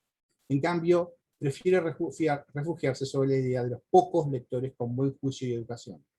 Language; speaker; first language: Spanish; native; Spanish